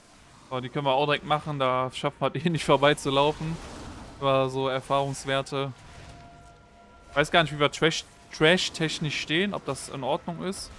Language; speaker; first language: German; native; German